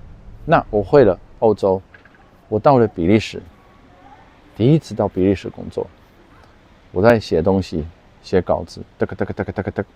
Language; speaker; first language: Chinese; non-native, fluent; Dutch